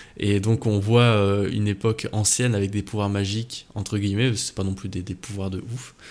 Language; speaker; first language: French; native; French